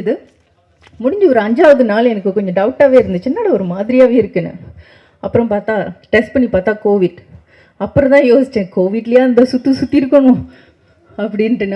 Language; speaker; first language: Tamil; native; Tamil